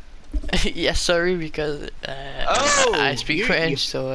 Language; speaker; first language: English; non-native, learner; French